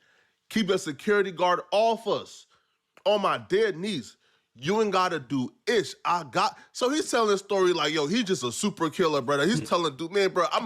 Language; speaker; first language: English; native; English